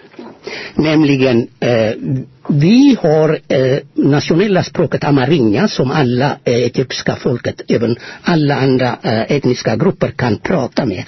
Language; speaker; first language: Swedish; non-native, fluent; Amharic